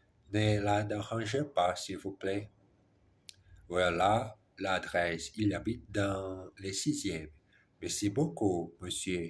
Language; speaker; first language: French; non-native, learner; Portuguese